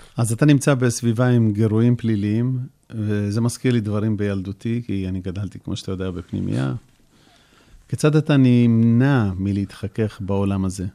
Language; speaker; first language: Hebrew; native; Hebrew